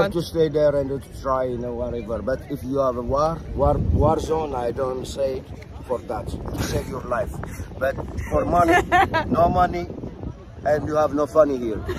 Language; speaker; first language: English; non-native, learner; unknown